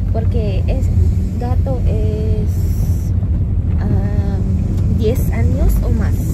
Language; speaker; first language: Spanish; non-native, learner; Filipino